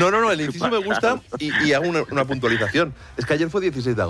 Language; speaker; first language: Spanish; native; Spanish